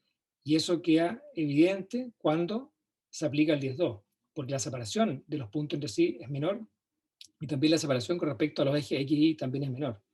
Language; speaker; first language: Spanish; native; Spanish